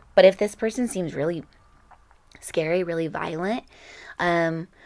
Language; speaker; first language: English; native; English